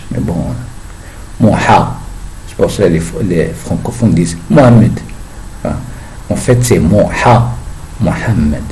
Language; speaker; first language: French; non-native, fluent; Arabic